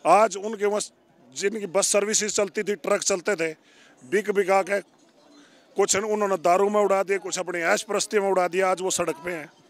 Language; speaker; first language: Hindi; native; Hindi